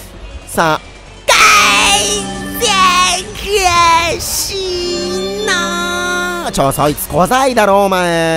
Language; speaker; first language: Japanese; native; Japanese